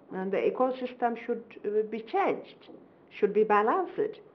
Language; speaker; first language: English; non-native, fluent; Amharic